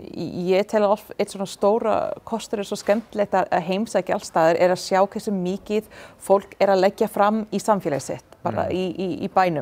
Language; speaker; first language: Icelandic; non-native, fluent; English